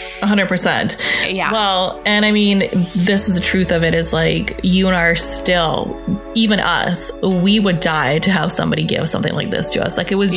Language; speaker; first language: English; native; English